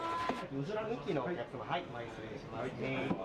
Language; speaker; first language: Japanese; native; Japanese